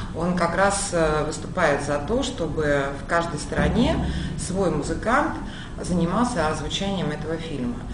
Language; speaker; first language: Russian; native; Russian